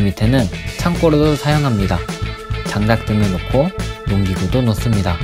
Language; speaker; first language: Korean; native; Korean